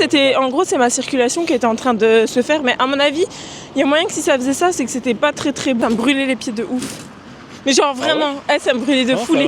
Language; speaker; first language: French; native; French